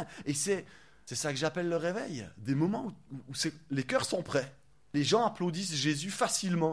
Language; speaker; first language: French; native; French